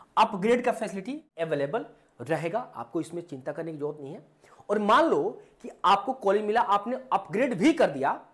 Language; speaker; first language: Hindi; native; Hindi